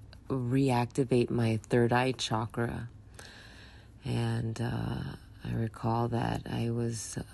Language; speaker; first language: English; native; English